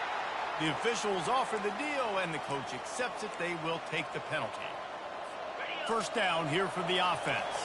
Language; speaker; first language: English; native; English